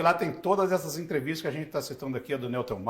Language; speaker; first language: Portuguese; native; Portuguese